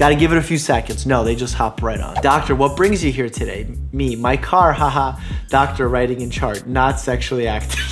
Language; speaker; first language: English; native; English